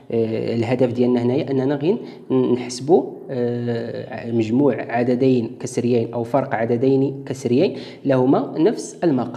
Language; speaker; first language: Arabic; native; Arabic